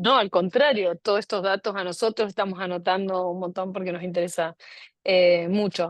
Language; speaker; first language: Spanish; native; Spanish